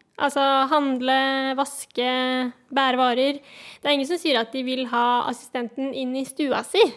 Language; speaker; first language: Norwegian; native; Norwegian